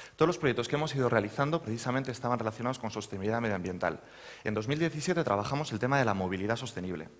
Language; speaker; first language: Spanish; native; Spanish